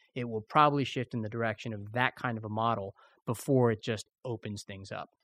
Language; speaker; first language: English; early bilingual, other home language; Spanish